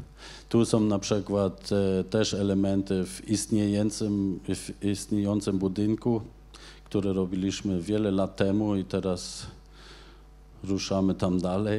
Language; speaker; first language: Polish; non-native, fluent; German